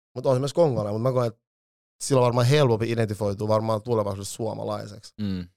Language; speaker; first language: Finnish; early bilingual, other home language; Lingala